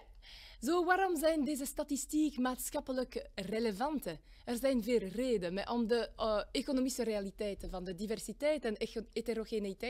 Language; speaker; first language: Dutch; non-native, local second language; French